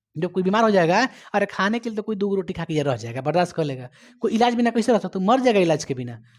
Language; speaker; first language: Hindi; native; Hindi